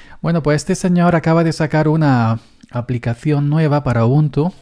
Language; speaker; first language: Spanish; native; Spanish